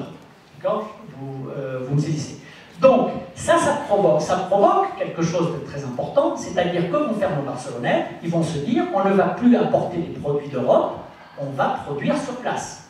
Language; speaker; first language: French; native; French